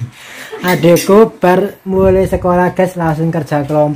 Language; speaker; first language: Indonesian; non-native, local second language; Javanese